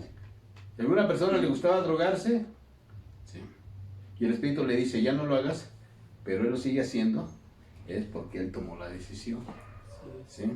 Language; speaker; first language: Spanish; native; Spanish